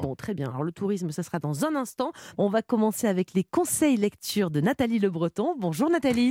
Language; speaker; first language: French; native; French